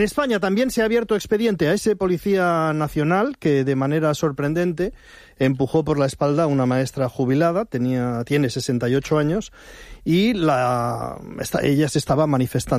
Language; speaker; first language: Spanish; native; Spanish